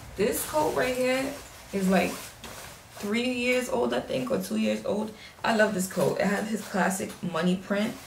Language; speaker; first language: English; native; English